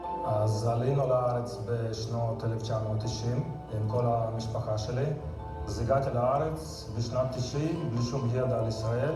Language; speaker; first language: Hebrew; non-native, fluent; Russian